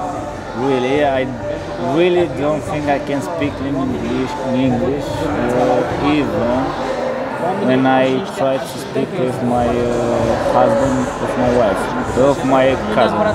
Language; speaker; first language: English; non-native, learner; Romanian